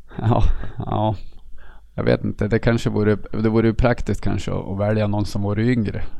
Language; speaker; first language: Swedish; native; Swedish